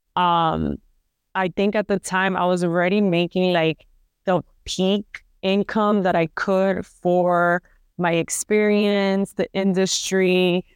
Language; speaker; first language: English; early bilingual, other home language; Spanish